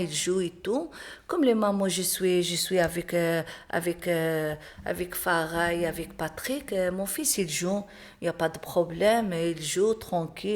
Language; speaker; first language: French; non-native, learner; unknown